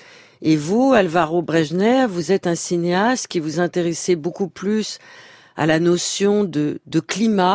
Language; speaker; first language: French; native; French